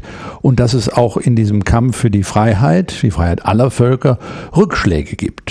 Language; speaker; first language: German; native; German